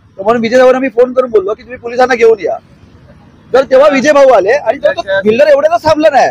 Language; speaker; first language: Marathi; native; Marathi